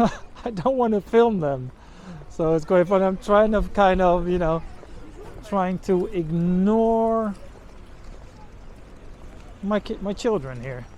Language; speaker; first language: English; non-native, fluent; Dutch